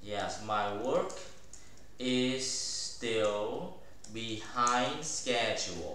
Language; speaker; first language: English; non-native, fluent; Vietnamese